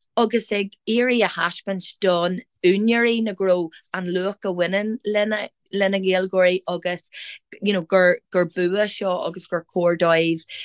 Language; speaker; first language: Irish; non-native, local second language; English